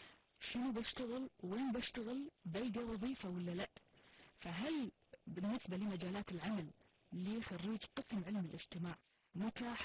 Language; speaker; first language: Arabic; native; Arabic